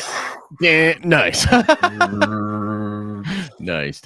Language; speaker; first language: English; native; English